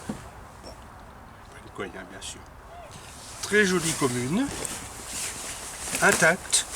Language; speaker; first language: French; native; French